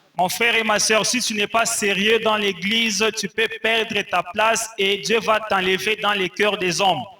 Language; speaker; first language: French; non-native, local second language; Swahili